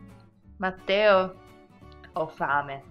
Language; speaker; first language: Italian; non-native, fluent; English